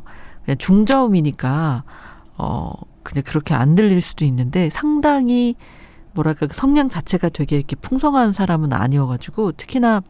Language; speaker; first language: Korean; native; Korean